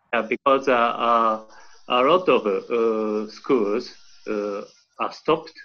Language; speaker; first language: English; non-native, learner; Japanese